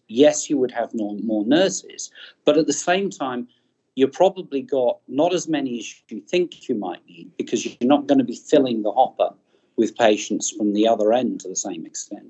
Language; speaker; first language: English; native; English